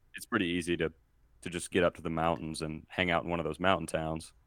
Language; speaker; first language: English; native; English